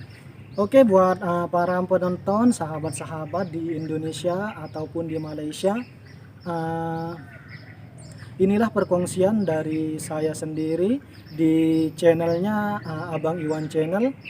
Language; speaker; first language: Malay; non-native, local second language; Indonesian